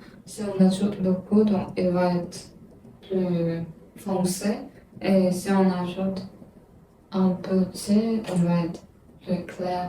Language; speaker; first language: French; non-native, learner; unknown